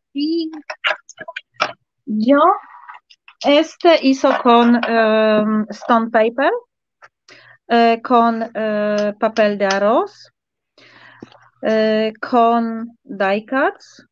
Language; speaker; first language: Spanish; non-native, fluent; Polish